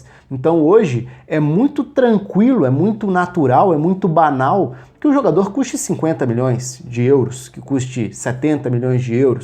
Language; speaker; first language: Portuguese; native; Portuguese